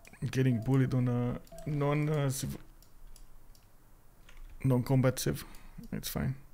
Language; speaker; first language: English; non-native, fluent; Romanian